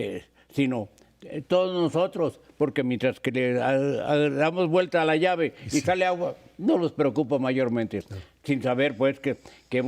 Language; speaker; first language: Spanish; native; Spanish